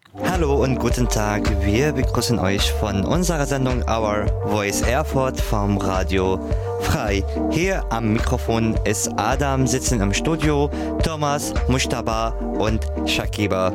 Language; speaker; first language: German; non-native, fluent; Arabic